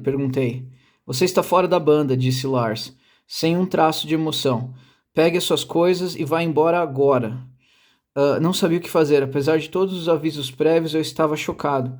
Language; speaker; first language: Portuguese; native; Portuguese